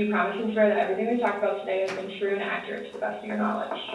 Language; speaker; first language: English; native; English